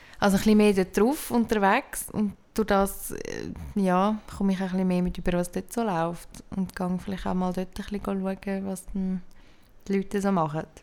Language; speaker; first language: German; native; German